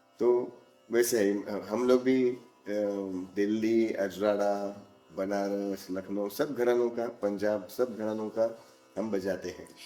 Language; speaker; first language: Hindi; non-native, local second language; Marathi